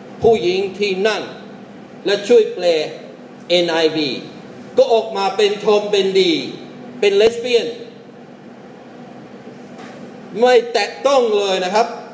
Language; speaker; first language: Thai; non-native, fluent; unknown